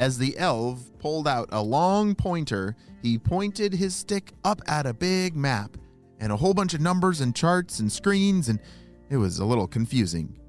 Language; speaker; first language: English; native; English